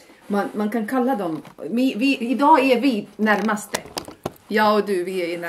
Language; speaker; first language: Swedish; non-native, fluent; Latvian